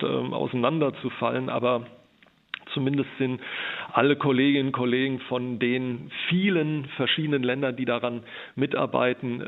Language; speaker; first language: German; native; German